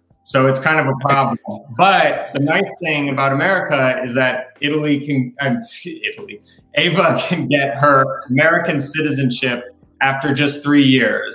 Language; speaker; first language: English; native; English